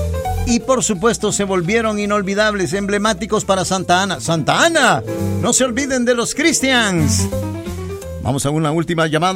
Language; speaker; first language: Spanish; native; Spanish